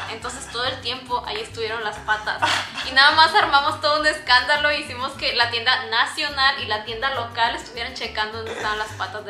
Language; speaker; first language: Spanish; native; Spanish